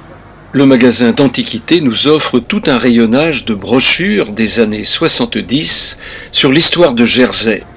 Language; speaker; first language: French; native; French